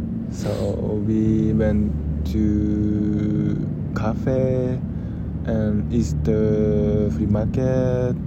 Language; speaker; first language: English; non-native, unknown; Japanese